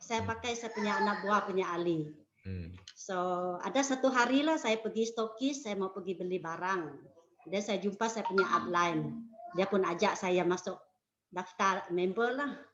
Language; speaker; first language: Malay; non-native, local second language; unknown